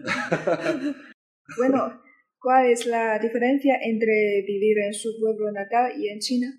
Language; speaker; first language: Spanish; non-native, learner; Chinese